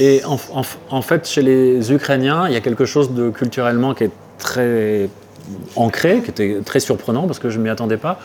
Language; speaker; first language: French; native; French